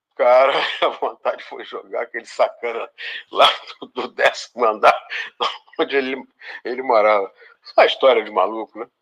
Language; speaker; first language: Portuguese; native; Portuguese